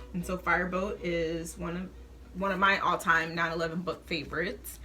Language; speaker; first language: English; native; English